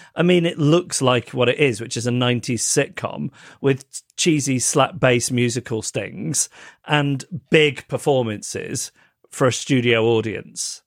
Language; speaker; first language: English; native; English